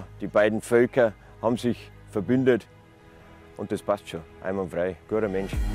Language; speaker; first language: German; native; German